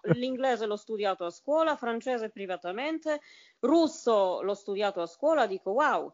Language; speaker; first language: Italian; non-native, fluent; Polish